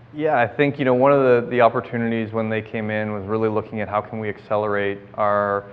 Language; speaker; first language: English; native; English